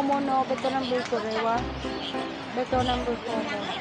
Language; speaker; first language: Japanese; non-native, learner; Vietnamese